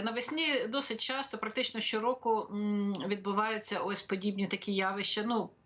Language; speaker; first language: Ukrainian; native; Ukrainian